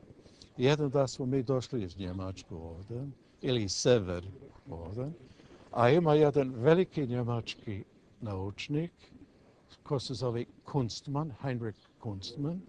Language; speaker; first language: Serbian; early bilingual, heritage; English